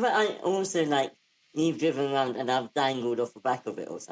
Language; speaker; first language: English; native; English